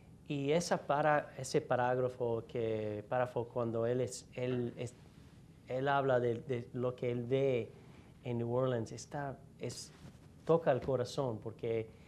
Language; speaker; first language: Spanish; non-native, fluent; English